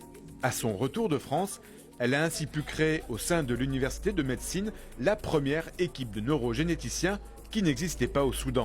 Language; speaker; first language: French; native; French